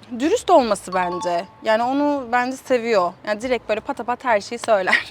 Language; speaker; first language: Turkish; early bilingual, heritage; Turkish